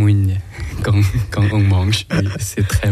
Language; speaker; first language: French; non-native, learner; Thai